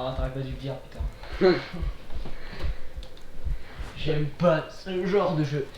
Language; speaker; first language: French; native; French